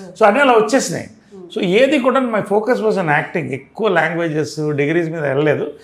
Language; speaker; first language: Telugu; native; Telugu